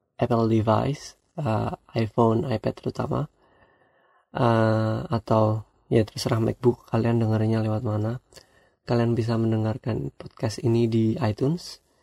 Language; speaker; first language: Indonesian; non-native, local second language; Javanese